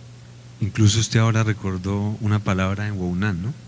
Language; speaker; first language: Spanish; native; Spanish